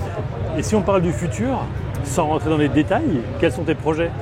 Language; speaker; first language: French; native; French